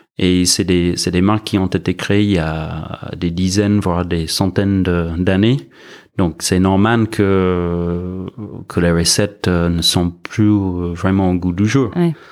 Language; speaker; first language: French; non-native, fluent; English